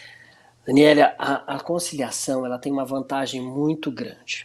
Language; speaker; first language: Portuguese; native; Portuguese